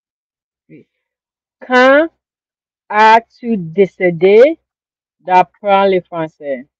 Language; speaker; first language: French; non-native, learner; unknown